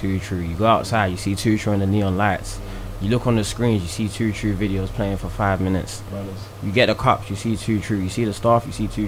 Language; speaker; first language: English; native; English